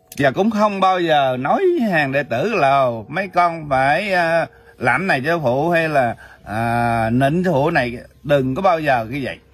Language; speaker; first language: Vietnamese; early bilingual, heritage; Vietnamese